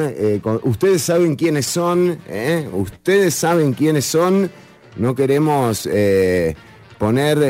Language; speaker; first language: Spanish; native; Spanish